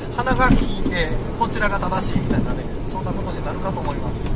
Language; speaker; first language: Japanese; native; Japanese